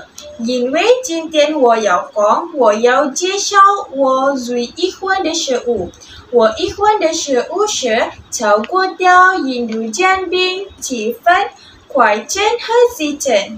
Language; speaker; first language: Chinese; non-native, learner; Malay